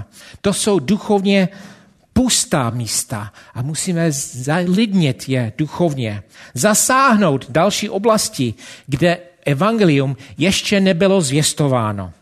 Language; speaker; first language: Czech; non-native, fluent; English